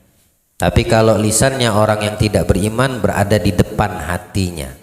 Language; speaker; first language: Indonesian; native; Indonesian